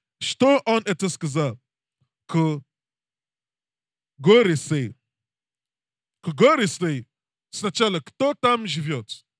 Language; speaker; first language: Russian; non-native, learner; English